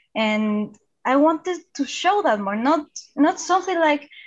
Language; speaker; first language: English; non-native, fluent; Spanish